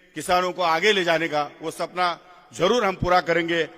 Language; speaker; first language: Hindi; non-native, local second language; Marathi